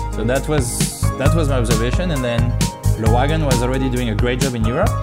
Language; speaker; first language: English; non-native, fluent; French